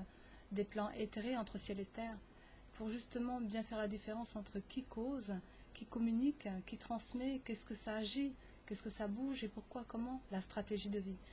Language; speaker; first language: French; native; French